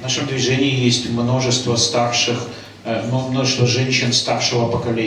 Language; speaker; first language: Russian; native; Russian